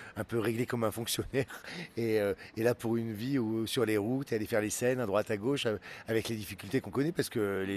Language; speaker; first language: French; native; French